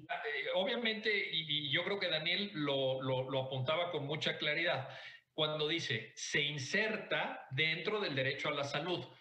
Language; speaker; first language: Spanish; native; Spanish